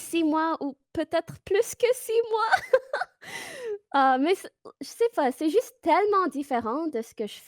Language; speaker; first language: French; non-native, fluent; English